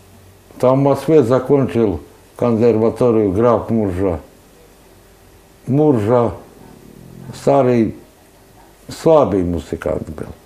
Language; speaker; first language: Russian; non-native, local second language; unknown